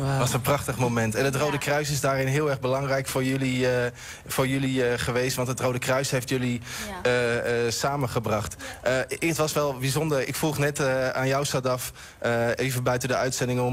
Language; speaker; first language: Dutch; native; Dutch